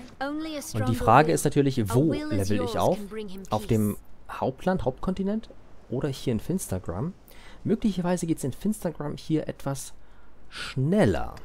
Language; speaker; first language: German; native; German